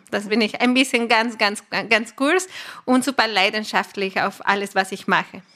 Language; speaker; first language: German; non-native, fluent; Spanish